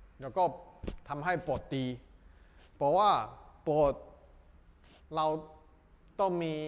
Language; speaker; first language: Thai; non-native, learner; Chinese